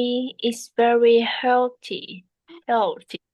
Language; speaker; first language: English; non-native, learner; Vietnamese